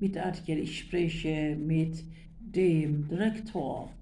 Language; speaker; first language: German; non-native, fluent; Turkish